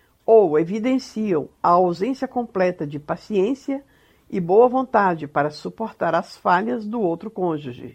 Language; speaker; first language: Portuguese; native; Portuguese